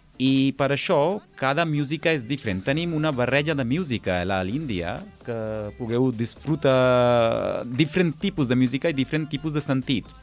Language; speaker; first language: Catalan; non-native, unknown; Hindi